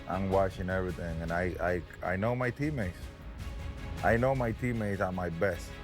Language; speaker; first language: English; non-native, fluent; Spanish